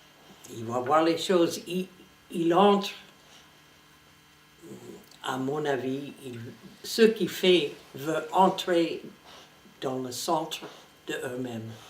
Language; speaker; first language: French; non-native, fluent; English